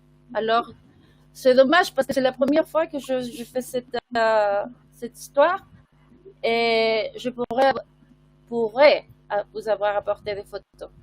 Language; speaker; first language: French; non-native, fluent; Spanish